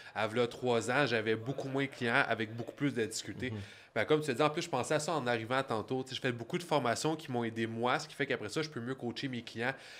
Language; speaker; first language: French; native; French